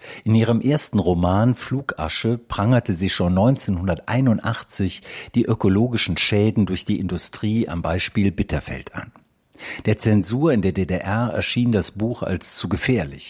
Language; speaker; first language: German; native; German